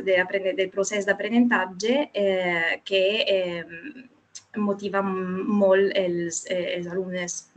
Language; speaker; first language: Catalan; non-native, fluent; Italian